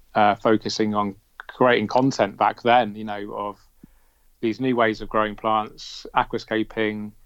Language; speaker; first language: English; native; English